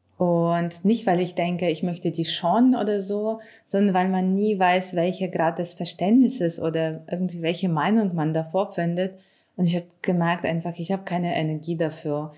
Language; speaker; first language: German; non-native, fluent; Ukrainian